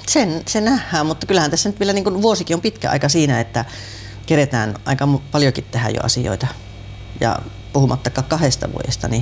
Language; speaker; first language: Finnish; native; Finnish